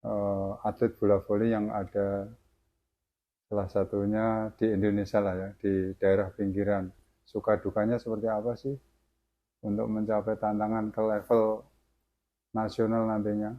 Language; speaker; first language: Indonesian; native; Indonesian